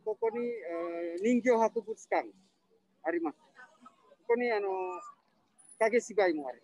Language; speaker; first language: Japanese; non-native, learner; Indonesian